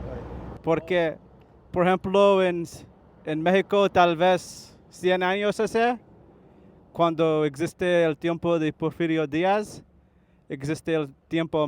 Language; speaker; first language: Spanish; non-native, learner; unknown